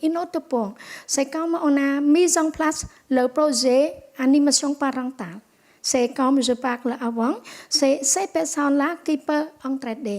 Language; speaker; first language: French; non-native, local second language; Khmer